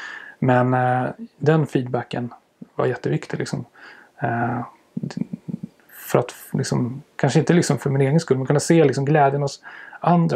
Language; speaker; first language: Swedish; native; Swedish